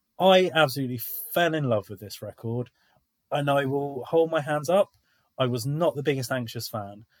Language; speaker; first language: English; native; English